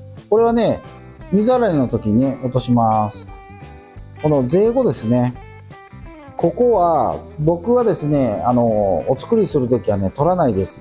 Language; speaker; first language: Japanese; native; Japanese